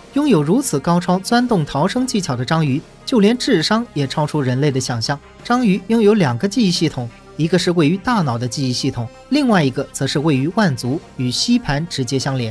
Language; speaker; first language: Chinese; native; Chinese